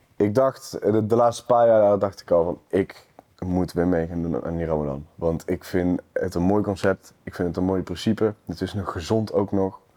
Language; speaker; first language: Dutch; native; Dutch